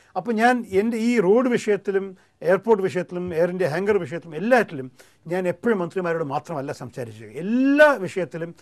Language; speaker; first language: Malayalam; early bilingual, heritage; Malayalam